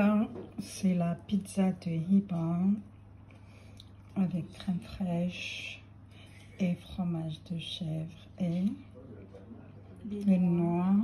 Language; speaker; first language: French; non-native, fluent; Arabic